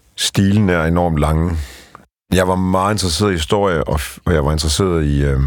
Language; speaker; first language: Danish; early bilingual, other home language; Polish